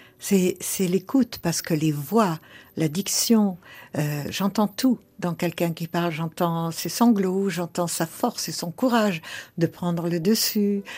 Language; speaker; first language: French; early bilingual, other home language; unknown